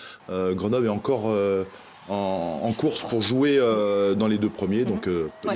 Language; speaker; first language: French; native; French